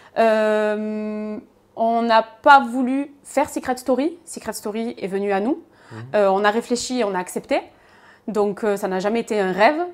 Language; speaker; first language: French; native; French